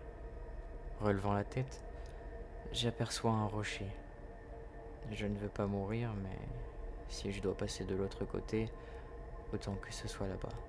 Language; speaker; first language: French; native; French